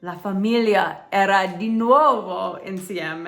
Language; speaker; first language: Italian; non-native, fluent; English